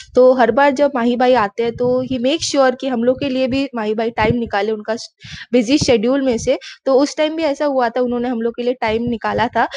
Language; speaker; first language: Hindi; non-native, local second language; Bangla